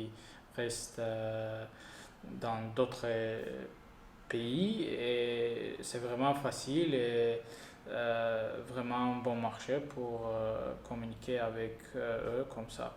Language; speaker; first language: French; non-native, learner; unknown